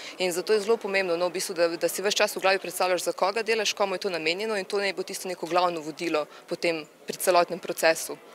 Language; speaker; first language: Slovenian; native; Slovenian